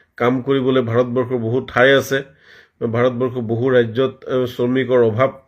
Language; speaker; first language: Assamese; non-native, local second language; Bangla